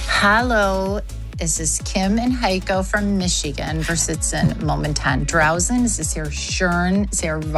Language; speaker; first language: German; non-native, learner; English